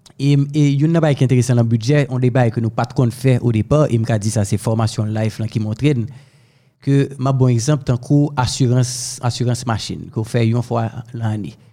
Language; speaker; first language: French; non-native, local second language; Haitian Creole